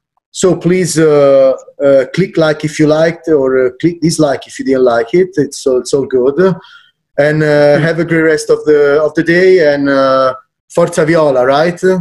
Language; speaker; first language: English; non-native, fluent; Italian